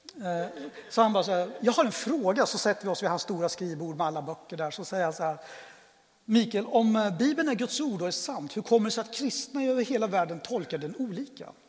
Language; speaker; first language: Swedish; native; Swedish